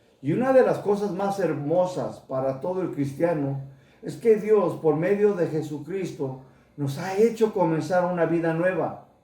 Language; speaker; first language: Spanish; early bilingual, heritage; Spanish